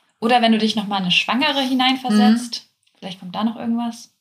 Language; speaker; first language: German; native; German